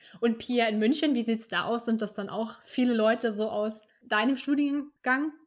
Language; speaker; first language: German; native; German